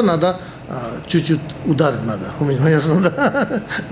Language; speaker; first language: Russian; non-native, learner; Tibetan